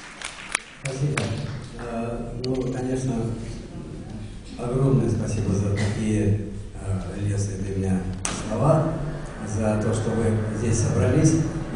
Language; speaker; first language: Russian; native; Russian